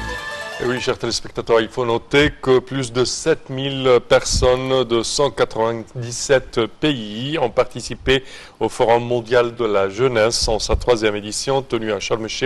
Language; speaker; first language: French; non-native, fluent; Arabic